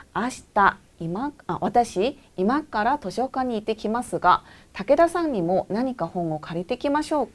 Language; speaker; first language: Japanese; non-native, fluent; Korean